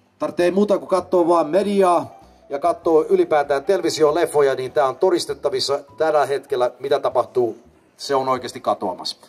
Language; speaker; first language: Finnish; early bilingual, heritage; Finnish